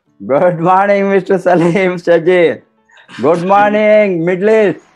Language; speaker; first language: Hindi; non-native, local second language; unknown